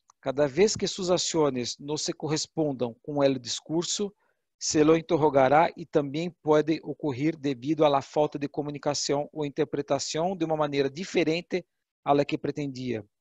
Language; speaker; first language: Portuguese; non-native, learner; Spanish